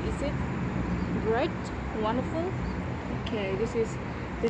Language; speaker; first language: English; non-native, learner; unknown